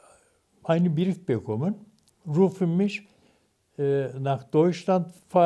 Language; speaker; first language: German; non-native, learner; Turkish